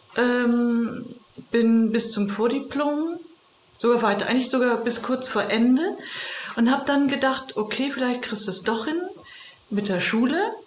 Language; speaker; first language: German; native; German